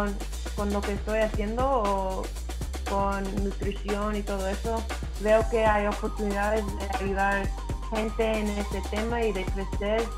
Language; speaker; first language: Spanish; early bilingual, heritage; English